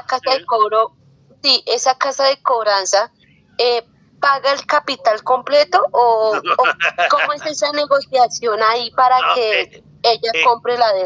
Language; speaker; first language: Spanish; native; Spanish